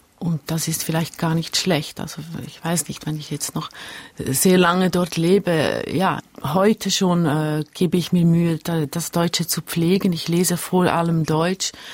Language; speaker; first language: German; early bilingual, other home language; Hungarian